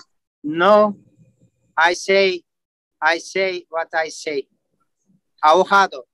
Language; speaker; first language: English; non-native, learner; Turkish